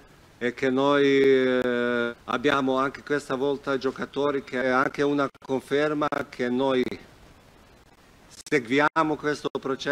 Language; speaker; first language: Italian; non-native, fluent; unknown